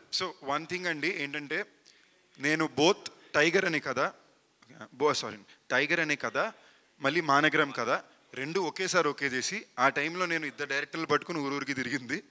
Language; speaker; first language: Telugu; native; Telugu